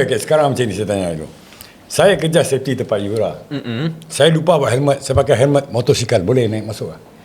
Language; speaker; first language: Malay; native; Malay